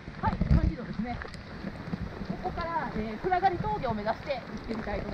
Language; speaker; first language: Japanese; native; Japanese